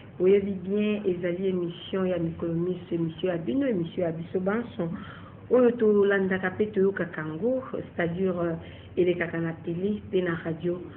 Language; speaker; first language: Lingala; native; Lingala